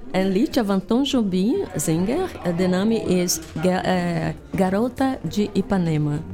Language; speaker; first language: Dutch; non-native, learner; Portuguese